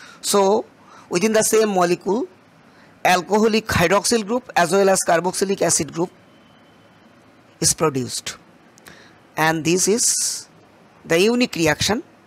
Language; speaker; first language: English; non-native, local second language; Bangla